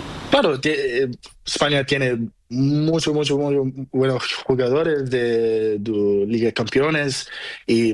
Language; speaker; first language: Spanish; non-native, learner; Portuguese